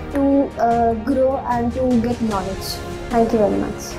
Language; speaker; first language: English; non-native, local second language; Hindi